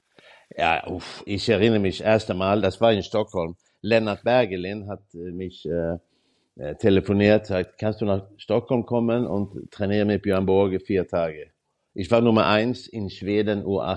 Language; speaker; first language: German; non-native, learner; Swedish